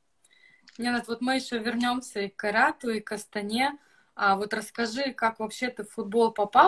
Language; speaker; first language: Russian; native; Russian